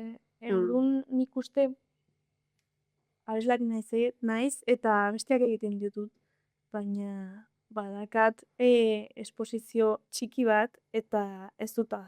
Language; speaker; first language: Basque; non-native, local second language; Spanish